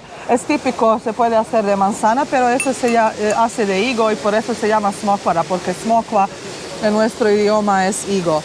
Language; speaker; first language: Spanish; non-native, fluent; Bosnian